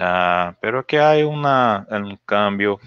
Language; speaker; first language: Spanish; non-native, learner; Portuguese